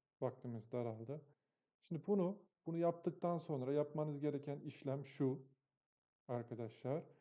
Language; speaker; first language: Turkish; native; Turkish